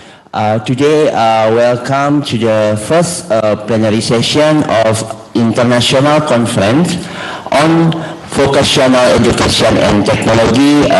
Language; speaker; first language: English; non-native, learner; Indonesian